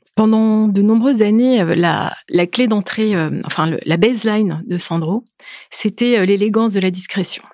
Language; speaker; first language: French; native; French